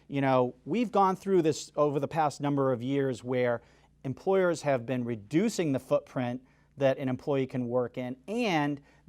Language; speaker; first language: English; native; English